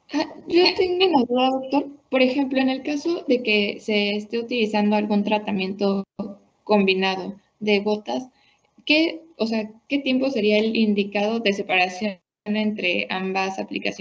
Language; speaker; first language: Spanish; native; Spanish